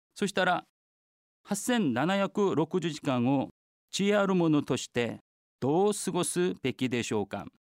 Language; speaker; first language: Japanese; non-native, fluent; Korean